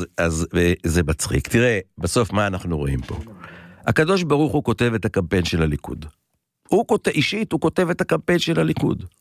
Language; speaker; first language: Hebrew; native; Hebrew